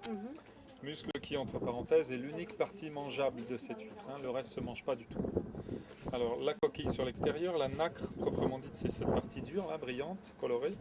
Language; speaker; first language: French; native; French